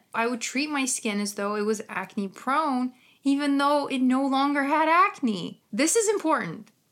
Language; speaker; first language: English; non-native, fluent; Ukrainian